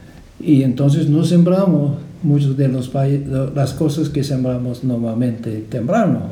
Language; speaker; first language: Spanish; non-native, fluent; English